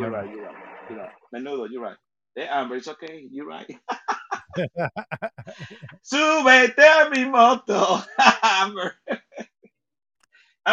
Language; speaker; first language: English; non-native, fluent; Spanish